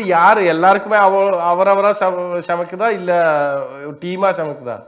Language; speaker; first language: Tamil; non-native, learner; Malayalam